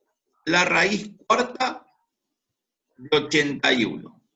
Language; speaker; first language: Spanish; native; Spanish